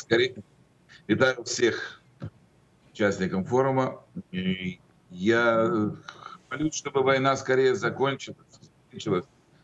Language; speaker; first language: Ukrainian; non-native, learner; Russian